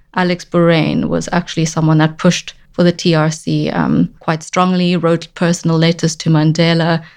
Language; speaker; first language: English; native; English